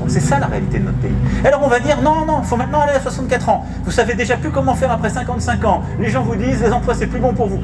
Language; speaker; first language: French; native; French